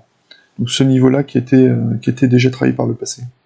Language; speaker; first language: French; native; French